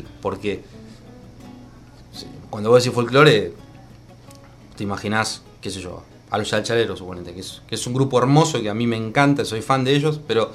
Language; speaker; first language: Spanish; native; Spanish